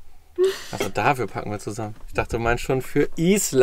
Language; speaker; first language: German; native; German